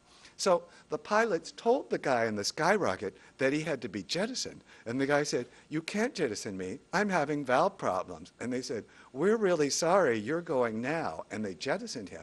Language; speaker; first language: English; native; English